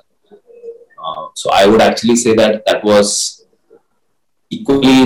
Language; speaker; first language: English; non-native, local second language; Hindi